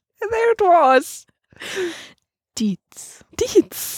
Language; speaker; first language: German; non-native, learner; English